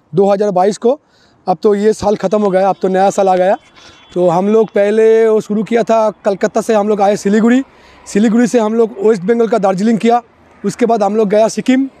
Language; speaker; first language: Hindi; non-native, local second language; Bangla